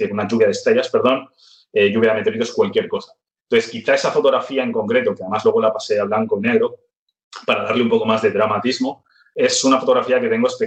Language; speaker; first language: Spanish; native; Spanish